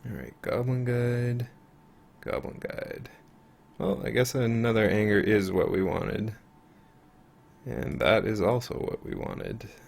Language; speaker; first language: English; native; English